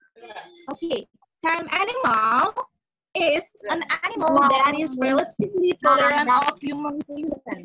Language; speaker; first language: English; non-native, fluent; Indonesian